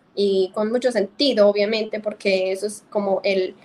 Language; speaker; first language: Spanish; non-native, fluent; English